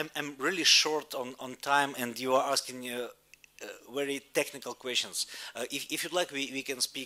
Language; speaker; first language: English; non-native, fluent; Russian